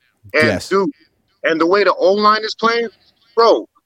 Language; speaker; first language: English; native; English